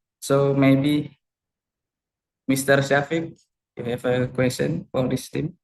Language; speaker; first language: English; non-native, learner; Indonesian